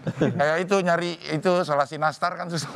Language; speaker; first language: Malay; non-native, local second language; Javanese